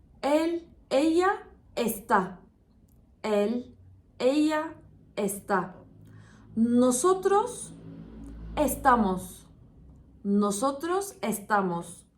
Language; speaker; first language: Spanish; non-native, fluent; Turkish